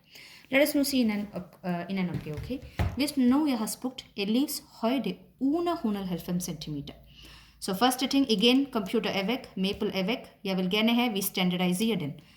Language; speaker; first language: Danish; non-native, fluent; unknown